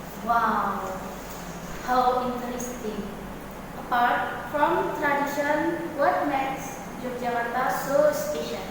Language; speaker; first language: English; non-native, learner; Indonesian